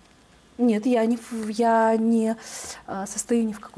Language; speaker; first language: Russian; native; Russian